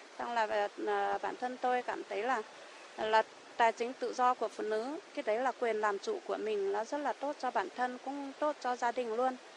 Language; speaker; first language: Vietnamese; non-native, local second language; Iu Mien